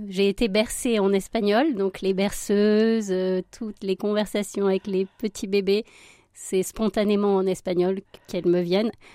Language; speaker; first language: French; early bilingual, other home language; Spanish